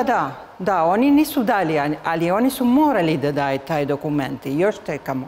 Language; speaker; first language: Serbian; early bilingual, heritage; Spanish